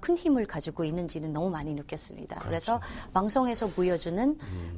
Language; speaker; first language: Korean; non-native, fluent; Filipino